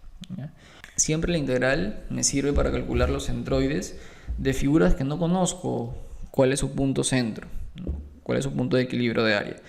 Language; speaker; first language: Spanish; native; Spanish